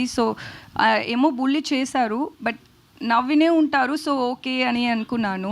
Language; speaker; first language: Telugu; non-native, learner; Tamil